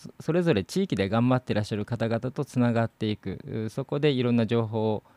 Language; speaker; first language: Japanese; native; Japanese